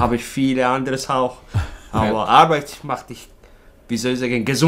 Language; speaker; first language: German; non-native, learner; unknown